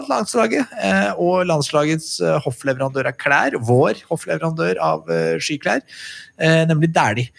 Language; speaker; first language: Norwegian; native; Norwegian